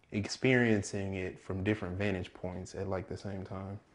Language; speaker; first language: English; native; English